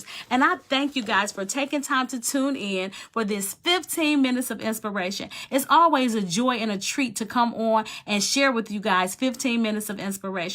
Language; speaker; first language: English; native; English